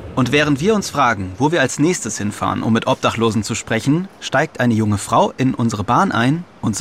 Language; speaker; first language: German; native; German